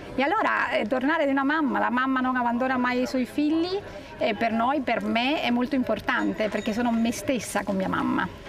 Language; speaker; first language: Italian; non-native, fluent; Spanish